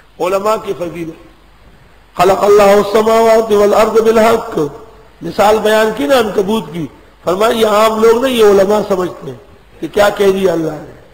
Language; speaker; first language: Urdu; non-native, local second language; Pashto